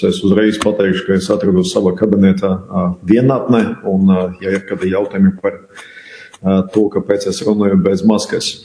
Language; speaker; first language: Latvian; non-native, local second language; Russian